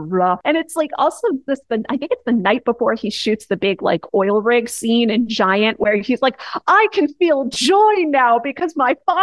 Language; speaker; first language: English; native; English